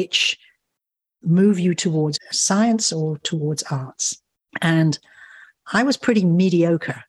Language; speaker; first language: English; native; English